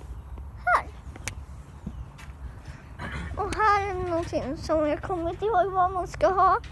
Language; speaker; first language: Swedish; non-native, learner; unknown